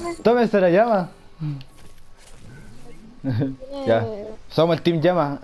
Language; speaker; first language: Spanish; native; Spanish